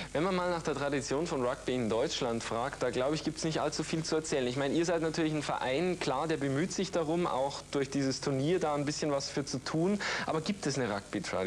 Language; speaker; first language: German; native; German